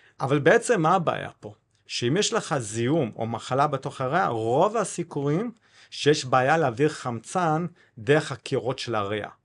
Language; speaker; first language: Hebrew; non-native, fluent; English